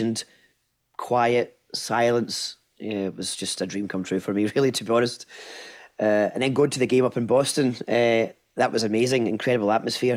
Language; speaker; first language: English; native; English